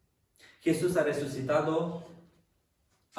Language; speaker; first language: Spanish; non-native, fluent; French